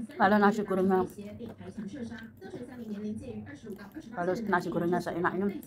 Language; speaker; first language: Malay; non-native, local second language; Javanese